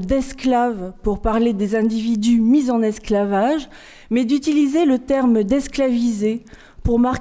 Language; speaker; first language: French; native; French